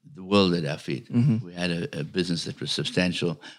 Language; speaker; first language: English; native; English